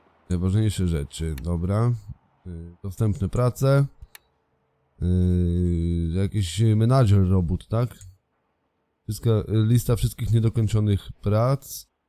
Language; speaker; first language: Polish; native; Polish